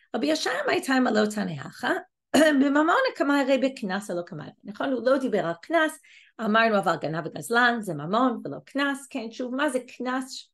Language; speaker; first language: Hebrew; non-native, fluent; English